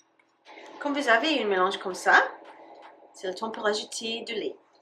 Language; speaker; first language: French; non-native, learner; English